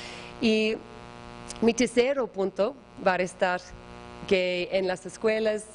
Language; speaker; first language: Spanish; non-native, learner; English